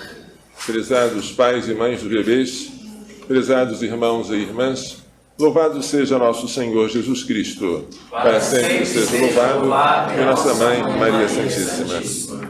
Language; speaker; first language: Portuguese; native; Portuguese